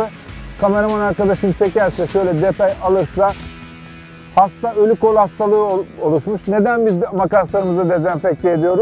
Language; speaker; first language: Turkish; native; Turkish